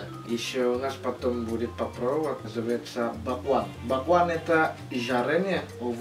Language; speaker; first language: Russian; non-native, learner; Indonesian